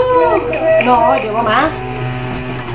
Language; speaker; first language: Spanish; native; Spanish